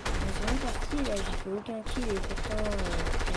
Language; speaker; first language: French; native; French